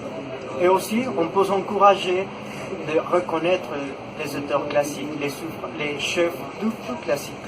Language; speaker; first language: French; non-native, fluent; Spanish